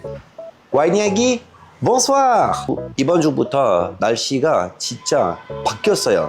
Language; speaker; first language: Korean; non-native, fluent; French